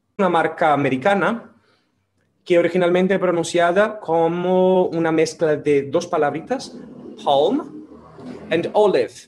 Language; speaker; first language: Spanish; non-native, fluent; Portuguese